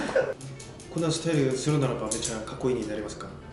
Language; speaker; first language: Japanese; non-native, learner; Korean